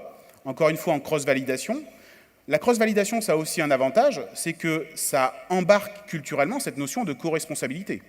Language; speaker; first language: French; native; French